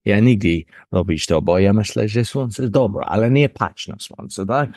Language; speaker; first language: Polish; non-native, learner; English